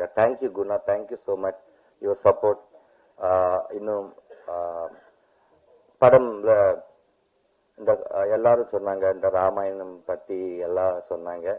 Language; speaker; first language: Tamil; non-native, learner; Telugu